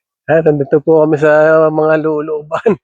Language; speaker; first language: Filipino; native; Filipino